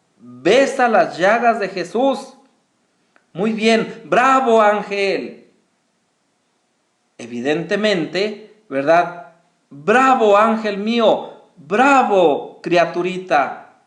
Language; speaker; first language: Spanish; native; Spanish